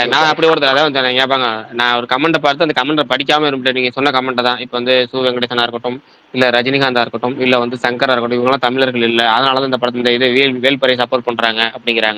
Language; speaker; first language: Tamil; native; Tamil